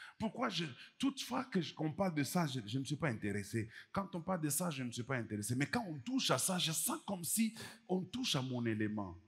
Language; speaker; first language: French; native; French